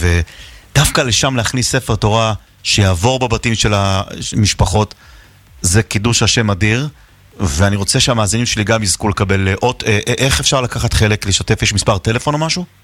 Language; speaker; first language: Hebrew; native; Hebrew